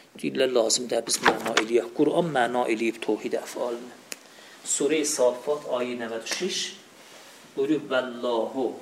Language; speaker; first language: Persian; non-native, local second language; Azerbaijani